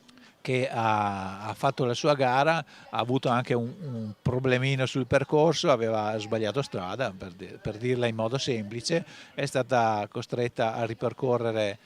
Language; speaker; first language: Italian; native; Italian